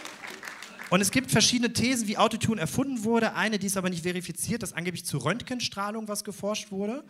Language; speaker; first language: German; native; German